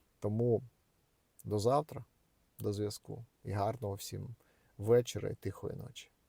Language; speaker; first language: Ukrainian; non-native, local second language; Russian